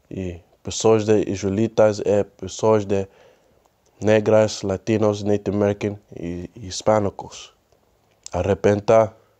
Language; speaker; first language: Portuguese; non-native, learner; Spanish